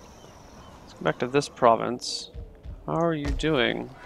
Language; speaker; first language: English; native; English